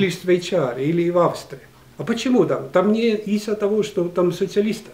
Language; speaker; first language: Russian; non-native, local second language; Estonian